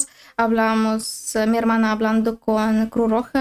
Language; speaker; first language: Spanish; non-native, learner; Ukrainian